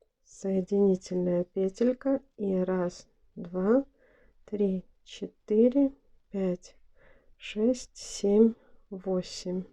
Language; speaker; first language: Russian; native; Russian